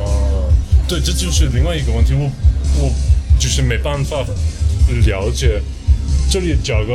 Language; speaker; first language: Chinese; non-native, learner; English